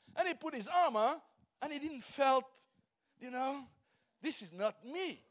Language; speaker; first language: English; non-native, fluent; Portuguese